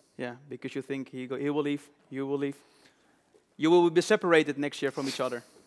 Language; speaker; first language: English; non-native, fluent; Dutch